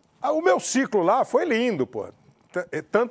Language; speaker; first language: Portuguese; native; Portuguese